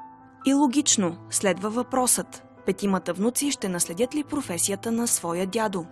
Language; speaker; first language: Bulgarian; native; Bulgarian